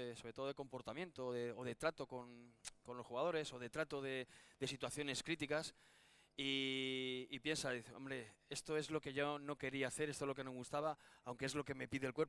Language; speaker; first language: Spanish; native; Spanish